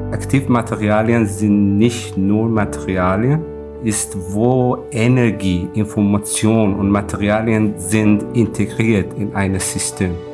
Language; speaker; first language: German; non-native, fluent; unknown